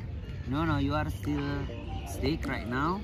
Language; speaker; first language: English; non-native, learner; Indonesian